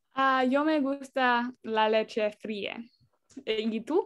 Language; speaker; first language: Spanish; non-native, learner; English